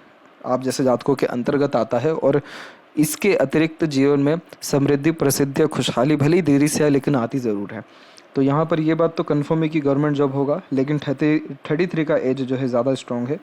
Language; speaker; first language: Hindi; native; Hindi